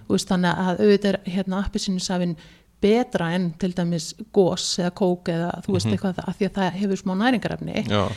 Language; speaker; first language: Icelandic; early bilingual, heritage; Icelandic